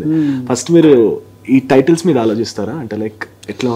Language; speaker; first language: Telugu; native; Telugu